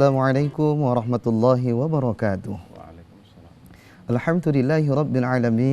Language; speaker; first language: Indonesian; native; Indonesian